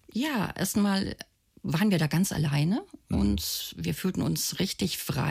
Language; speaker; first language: German; native; German